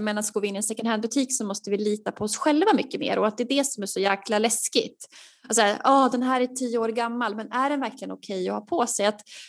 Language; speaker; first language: Swedish; native; Swedish